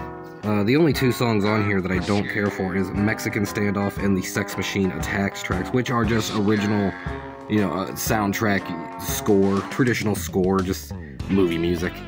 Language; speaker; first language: English; native; English